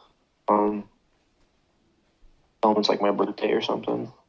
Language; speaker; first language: English; native; English